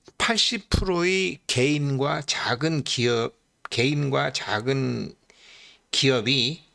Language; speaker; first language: Korean; native; Korean